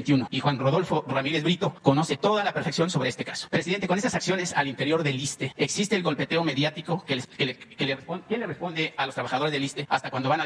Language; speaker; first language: Spanish; native; Spanish